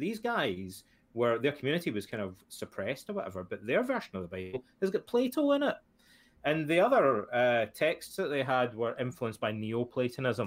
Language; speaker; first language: English; native; English